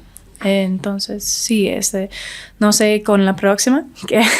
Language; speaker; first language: Spanish; non-native, learner; English